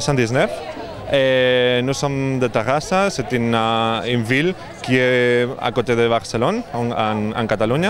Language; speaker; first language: French; non-native, learner; Catalan